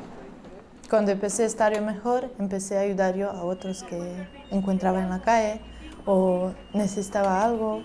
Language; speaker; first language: Spanish; non-native, fluent; Romanian